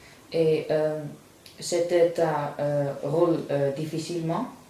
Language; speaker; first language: French; non-native, learner; Dutch